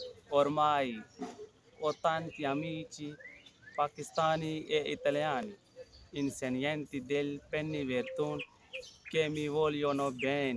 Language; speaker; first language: Italian; early bilingual, other home language; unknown